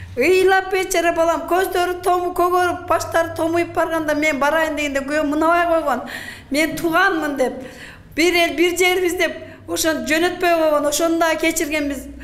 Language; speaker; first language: Kyrgyz; native; Kyrgyz